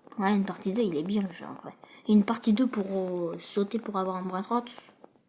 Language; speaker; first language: French; native; French